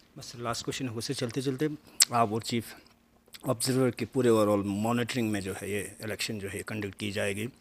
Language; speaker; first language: Hindi; non-native, local second language; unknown